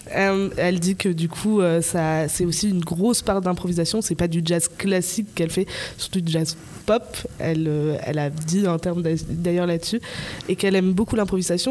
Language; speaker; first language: French; native; French